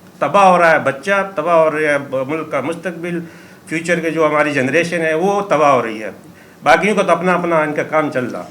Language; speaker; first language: Urdu; native; Urdu